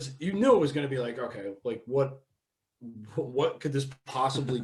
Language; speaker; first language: English; native; English